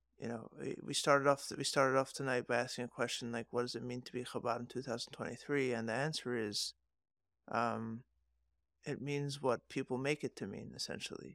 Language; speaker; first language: English; native; English